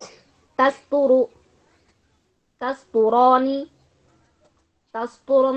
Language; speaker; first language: Arabic; non-native, learner; Indonesian